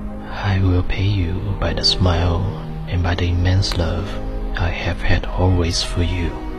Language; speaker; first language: English; non-native, fluent; Chinese